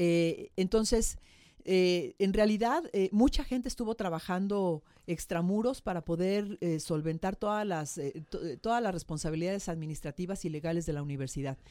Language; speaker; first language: Spanish; native; Spanish